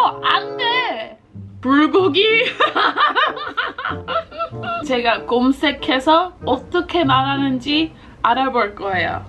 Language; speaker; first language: Korean; non-native, learner; English